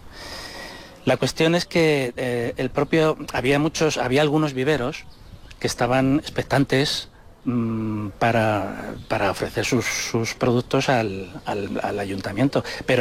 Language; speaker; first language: Spanish; native; Spanish